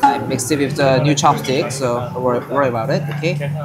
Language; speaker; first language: English; non-native, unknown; Korean